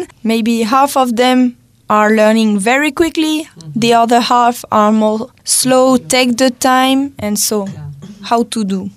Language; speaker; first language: English; non-native, fluent; French